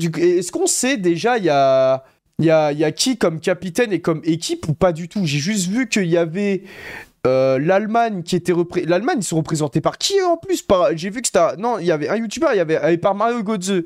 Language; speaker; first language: French; native; French